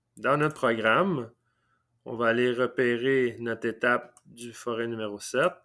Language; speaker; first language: French; native; French